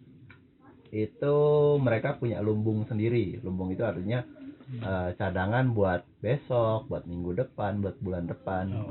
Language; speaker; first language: Indonesian; non-native, local second language; Javanese